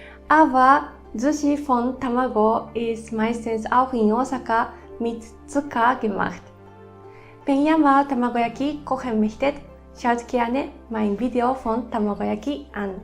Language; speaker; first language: German; non-native, fluent; Japanese